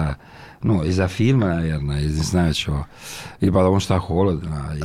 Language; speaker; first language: Russian; non-native, learner; Italian